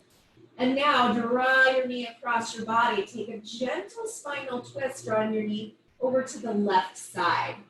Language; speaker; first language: English; native; English